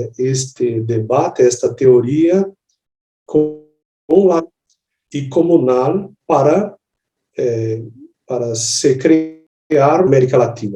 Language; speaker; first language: Spanish; non-native, learner; Portuguese